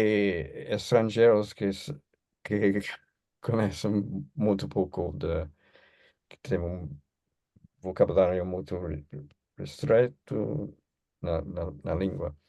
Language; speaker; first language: Portuguese; non-native, learner; English